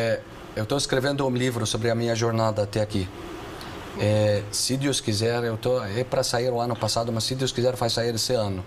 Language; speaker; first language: Portuguese; non-native, fluent; Arabic